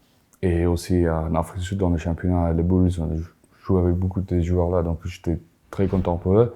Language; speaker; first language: French; non-native, fluent; Afrikaans